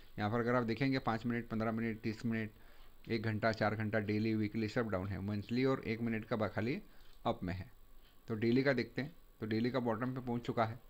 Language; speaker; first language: Hindi; non-native, local second language; Marathi